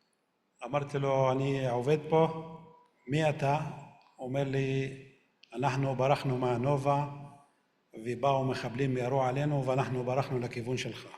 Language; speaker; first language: Hebrew; non-native, local second language; Arabic